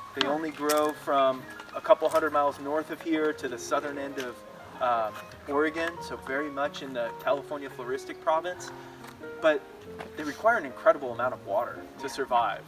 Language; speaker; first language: English; native; English